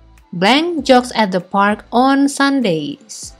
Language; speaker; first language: English; non-native, fluent; Indonesian